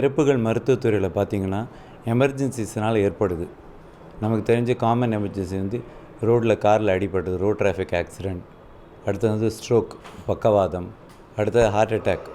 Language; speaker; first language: Tamil; native; Tamil